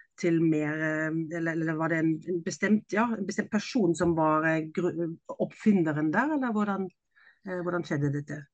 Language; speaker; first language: Norwegian; non-native, fluent; German